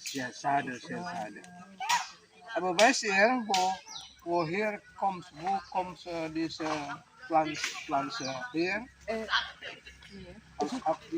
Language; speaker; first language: German; non-native, learner; Indonesian